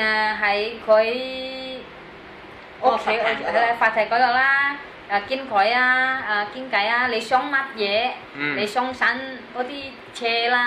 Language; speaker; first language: Cantonese; non-native, learner; Indonesian